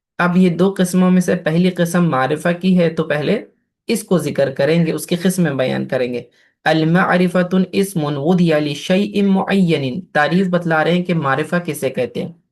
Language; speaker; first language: Urdu; native; Urdu